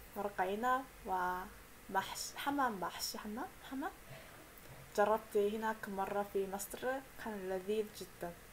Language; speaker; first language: Arabic; non-native, fluent; Korean